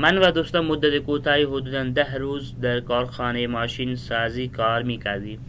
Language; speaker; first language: Persian; non-native, fluent; Urdu